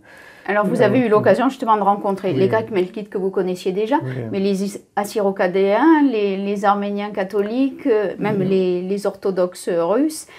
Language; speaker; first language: French; native; French